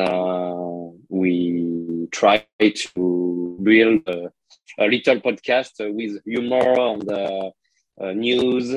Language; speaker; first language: English; non-native, learner; French